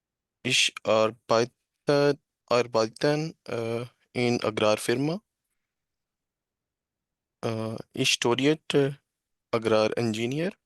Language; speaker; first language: German; non-native, learner; Urdu